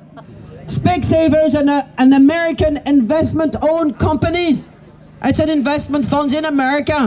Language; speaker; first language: English; non-native, fluent; French